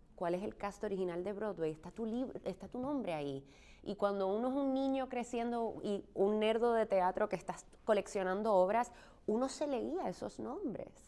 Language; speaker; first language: Spanish; native; Spanish